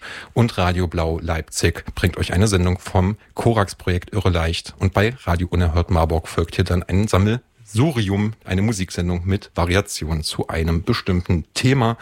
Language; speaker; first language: German; native; German